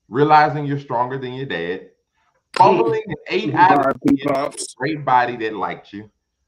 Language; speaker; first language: English; native; English